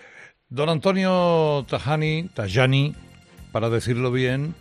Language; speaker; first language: Spanish; native; Spanish